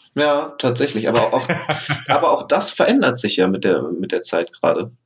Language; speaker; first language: German; native; German